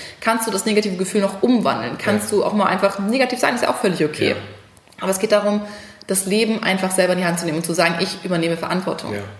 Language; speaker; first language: German; native; German